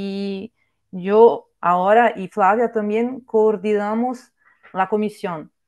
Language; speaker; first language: Spanish; non-native, fluent; Portuguese